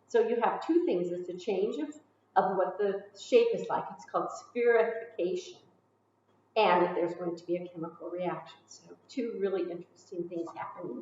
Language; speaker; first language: English; native; English